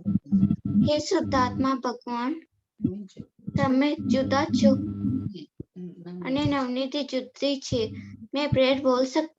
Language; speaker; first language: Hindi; non-native, local second language; Gujarati